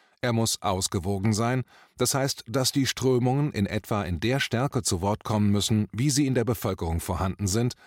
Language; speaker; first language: German; native; German